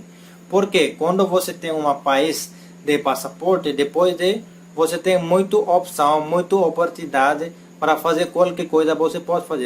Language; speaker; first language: Portuguese; non-native, learner; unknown